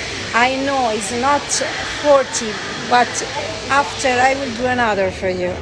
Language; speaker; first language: English; non-native, learner; Italian